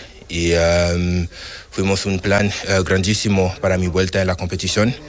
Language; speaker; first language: Spanish; non-native, learner; French